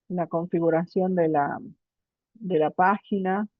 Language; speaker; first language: Spanish; native; Spanish